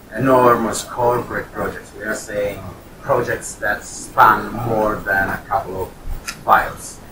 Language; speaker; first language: English; non-native, fluent; Italian